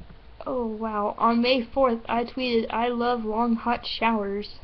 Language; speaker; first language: English; native; English